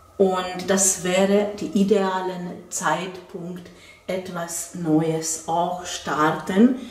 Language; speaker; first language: German; non-native, fluent; Hungarian